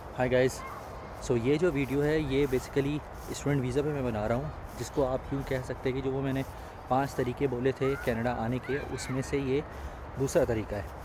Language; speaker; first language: Urdu; native; Urdu